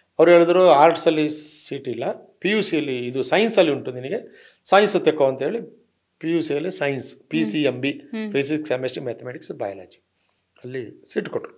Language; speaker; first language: Kannada; native; Kannada